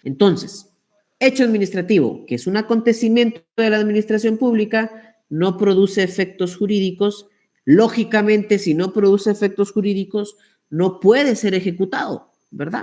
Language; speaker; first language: Spanish; native; Spanish